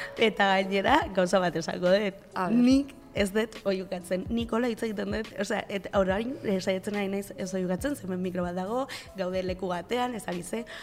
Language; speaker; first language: Basque; non-native, local second language; Spanish